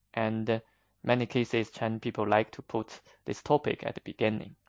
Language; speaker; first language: English; non-native, fluent; Chinese